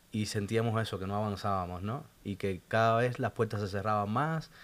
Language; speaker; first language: Spanish; native; Spanish